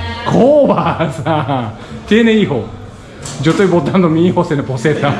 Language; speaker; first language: Spanish; non-native, learner; Japanese